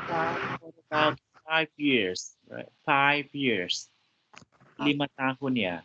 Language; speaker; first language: English; non-native, fluent; Indonesian